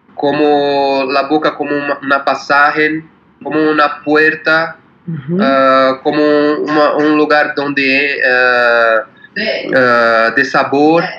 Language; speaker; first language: Spanish; non-native, learner; Portuguese